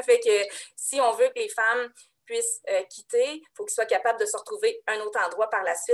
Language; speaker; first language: French; native; French